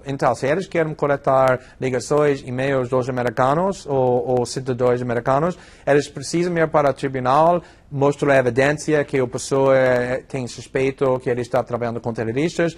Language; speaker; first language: Portuguese; non-native, fluent; English